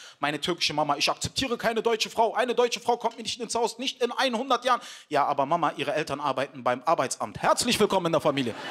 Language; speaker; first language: German; early bilingual, other home language; Turkish